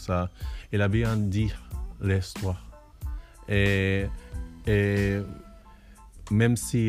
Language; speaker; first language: French; non-native, learner; English